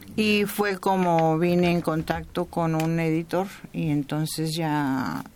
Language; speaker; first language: Spanish; native; Spanish